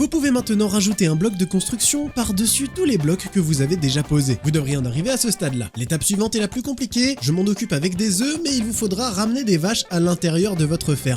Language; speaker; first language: French; native; French